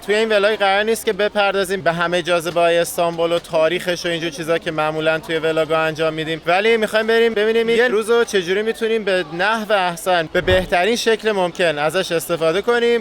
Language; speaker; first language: Persian; native; Persian